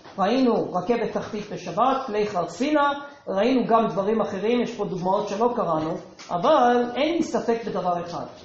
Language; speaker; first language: Hebrew; non-native, fluent; English